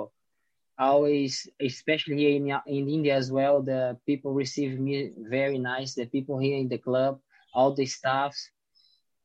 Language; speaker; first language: English; non-native, fluent; Portuguese